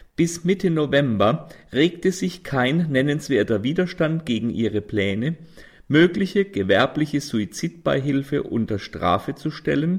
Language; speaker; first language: German; native; German